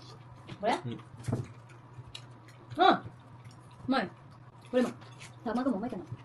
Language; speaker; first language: Japanese; non-native, learner; Filipino